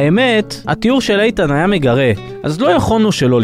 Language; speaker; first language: Hebrew; native; Hebrew